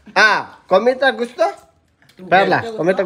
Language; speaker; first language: Spanish; non-native, learner; Telugu